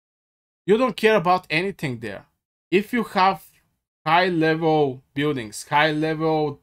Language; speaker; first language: English; non-native, fluent; Bulgarian